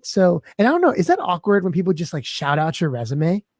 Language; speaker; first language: English; native; English